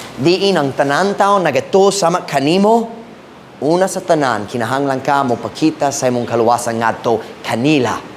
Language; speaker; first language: Cebuano; non-native, fluent; English